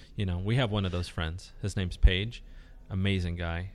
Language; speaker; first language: English; early bilingual, other home language; Spanish